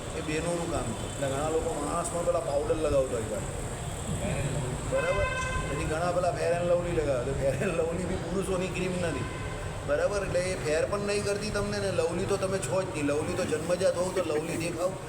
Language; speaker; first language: Gujarati; native; Gujarati